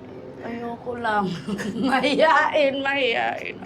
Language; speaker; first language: Filipino; non-native, local second language; Cebuano